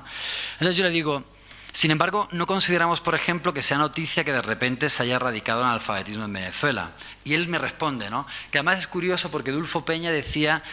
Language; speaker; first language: Spanish; native; Spanish